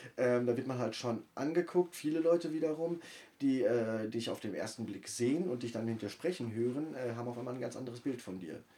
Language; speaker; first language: German; native; German